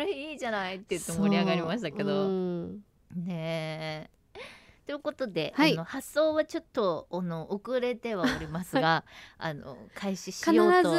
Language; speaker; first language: Japanese; native; Japanese